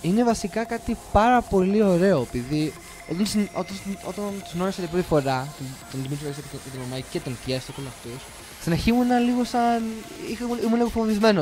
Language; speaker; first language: Greek; early bilingual, heritage; English